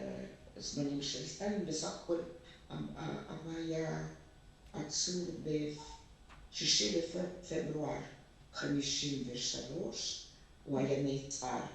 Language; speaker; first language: Hebrew; non-native, fluent; Russian